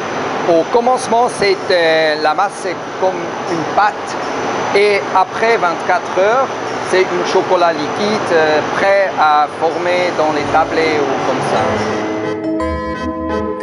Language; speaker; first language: French; non-native, local second language; German